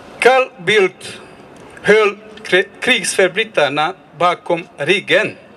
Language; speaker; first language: Swedish; non-native, fluent; Bosnian